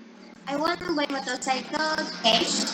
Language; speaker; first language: English; non-native, learner; Indonesian